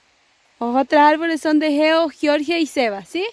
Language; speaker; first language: Spanish; native; Spanish